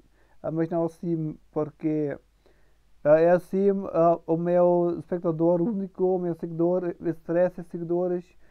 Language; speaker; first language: Portuguese; non-native, learner; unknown